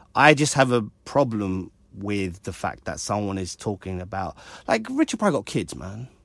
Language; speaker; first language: English; early bilingual, other home language; Hindi